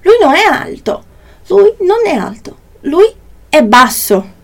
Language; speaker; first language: Italian; non-native, fluent; Portuguese